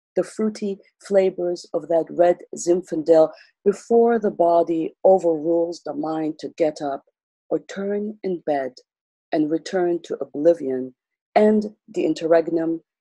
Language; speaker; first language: English; non-native, local second language; Armenian